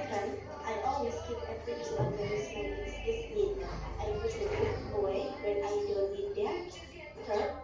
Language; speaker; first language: English; non-native, learner; Indonesian